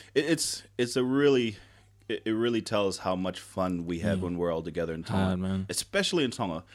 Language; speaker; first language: English; non-native, fluent; Tongan